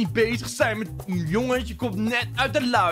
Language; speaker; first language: Dutch; native; Dutch